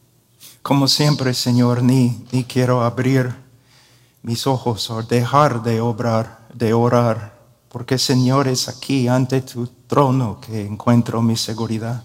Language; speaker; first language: Spanish; non-native, fluent; English